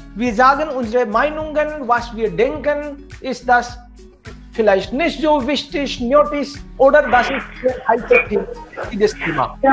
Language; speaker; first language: German; non-native, fluent; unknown